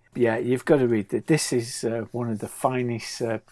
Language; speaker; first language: English; native; English